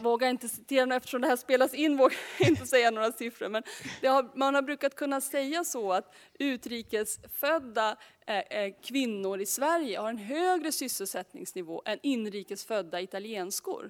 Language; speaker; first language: Swedish; native; Swedish